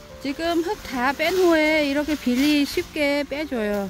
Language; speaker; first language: Korean; non-native, learner; Vietnamese